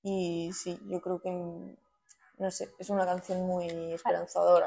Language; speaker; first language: Spanish; native; Spanish